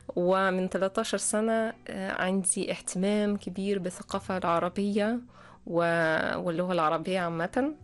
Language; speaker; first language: Arabic; non-native, fluent; Russian